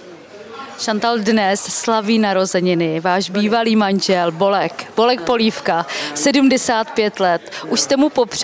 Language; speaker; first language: Czech; native; Czech